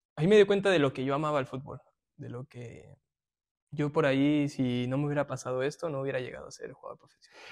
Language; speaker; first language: Spanish; native; Spanish